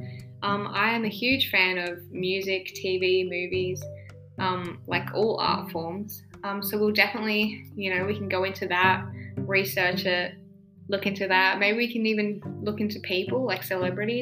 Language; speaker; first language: English; native; English